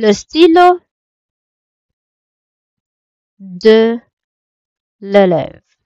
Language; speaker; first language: French; non-native, local second language; Filipino